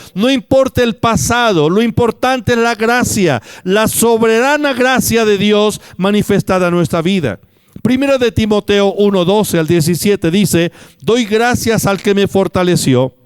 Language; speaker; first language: Spanish; native; Spanish